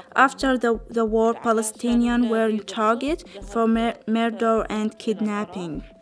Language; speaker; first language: English; non-native, fluent; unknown